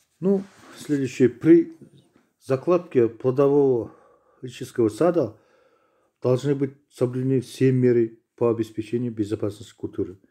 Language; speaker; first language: Russian; non-native, local second language; Kazakh